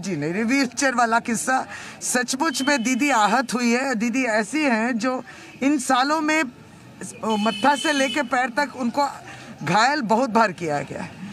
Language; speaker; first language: Hindi; non-native, local second language; Bangla